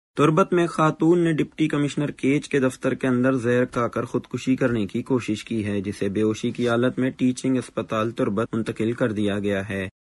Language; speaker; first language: Urdu; non-native, local second language; Baluchi